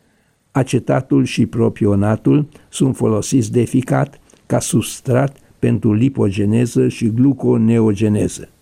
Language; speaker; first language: Romanian; native; Romanian